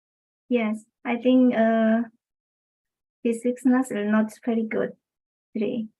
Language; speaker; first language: English; non-native, local second language; Indonesian